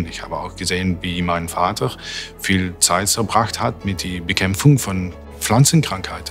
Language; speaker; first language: German; non-native, fluent; Dutch